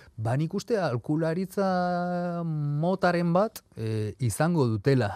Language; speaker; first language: Basque; non-native, local second language; Spanish